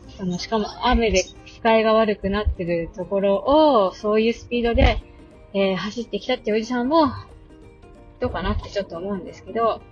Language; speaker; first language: Japanese; native; Japanese